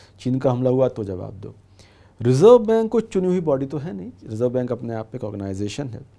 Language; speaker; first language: Hindi; native; Hindi